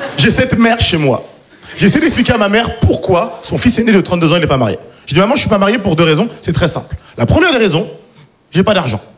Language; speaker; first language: French; native; French